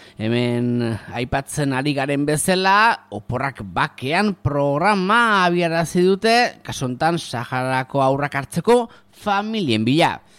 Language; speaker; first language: Basque; native; Basque